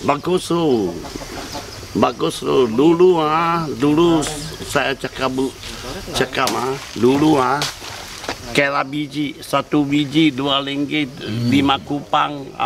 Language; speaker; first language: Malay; non-native, local second language; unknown